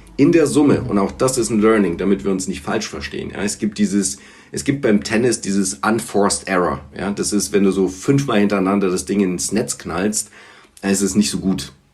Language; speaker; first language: German; early bilingual, other home language; Bulgarian